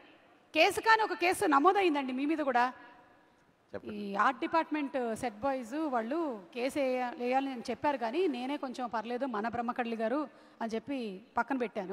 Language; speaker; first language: Telugu; native; Telugu